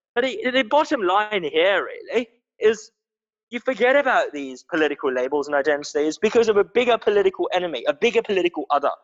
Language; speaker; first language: English; non-native, local second language; Cantonese